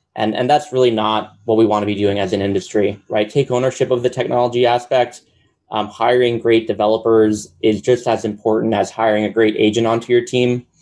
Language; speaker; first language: English; native; English